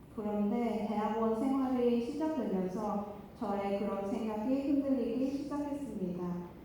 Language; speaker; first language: Korean; non-native, fluent; Vietnamese